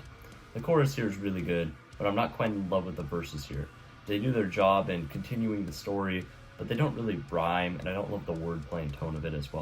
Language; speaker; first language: English; native; English